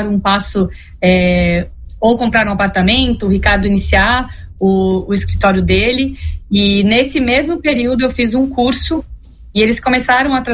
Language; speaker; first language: Portuguese; native; Portuguese